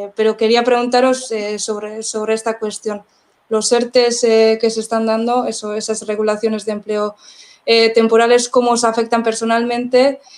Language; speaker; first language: Spanish; non-native, local second language; Basque